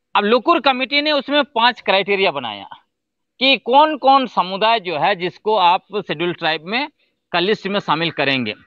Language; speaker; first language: Hindi; non-native, local second language; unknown